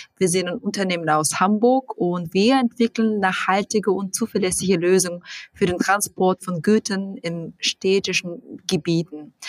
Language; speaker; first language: German; non-native, fluent; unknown